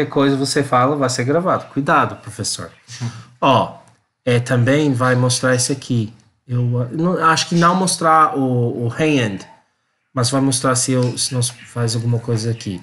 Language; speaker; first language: Portuguese; non-native, learner; English